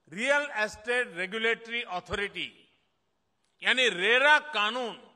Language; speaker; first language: Hindi; non-native, local second language; Gujarati